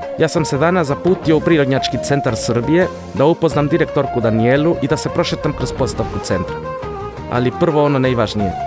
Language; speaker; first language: Serbian; non-native, fluent; Spanish